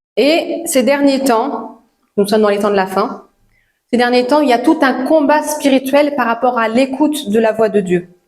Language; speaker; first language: French; native; French